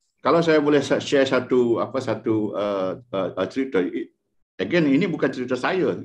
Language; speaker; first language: Malay; non-native, local second language; Iban